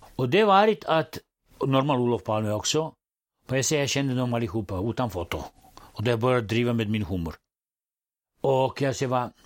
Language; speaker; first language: Swedish; non-native, fluent; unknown